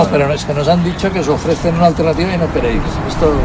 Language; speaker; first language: Spanish; native; Spanish